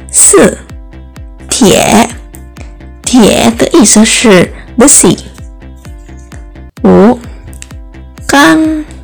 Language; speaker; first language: Chinese; non-native, learner; Indonesian